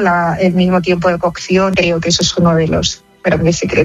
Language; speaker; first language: Spanish; native; Spanish